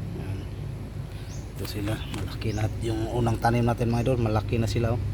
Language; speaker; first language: Filipino; non-native, local second language; Cebuano